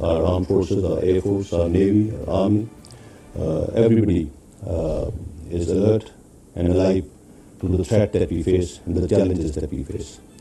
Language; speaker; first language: English; non-native, local second language; Urdu